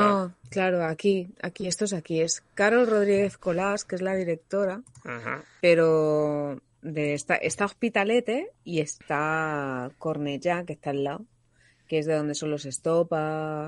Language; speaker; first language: Spanish; native; Spanish